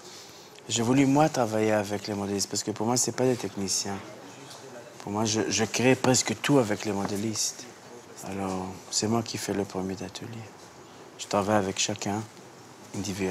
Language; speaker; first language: French; non-native, fluent; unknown